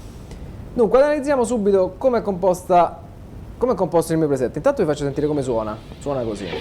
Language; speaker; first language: Italian; native; Italian